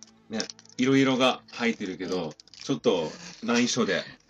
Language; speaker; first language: Japanese; non-native, learner; English